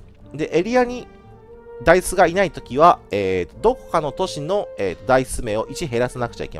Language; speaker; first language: Japanese; native; Japanese